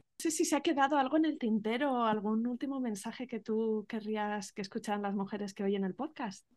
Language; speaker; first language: Spanish; native; Spanish